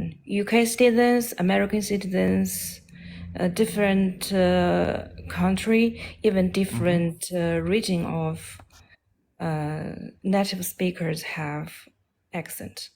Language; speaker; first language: English; non-native, learner; Chinese